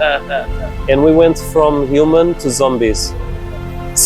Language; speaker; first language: English; non-native, fluent; Portuguese